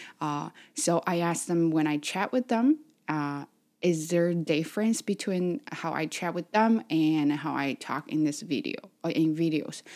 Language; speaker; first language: English; non-native, fluent; Chinese